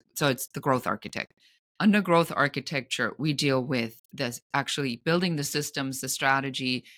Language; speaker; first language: English; non-native, fluent; German